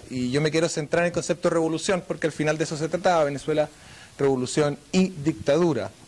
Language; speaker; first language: Spanish; native; Spanish